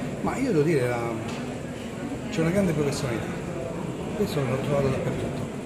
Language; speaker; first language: Italian; native; Italian